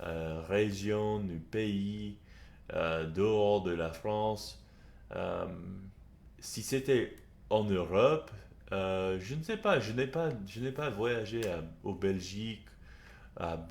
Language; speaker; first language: French; non-native, learner; English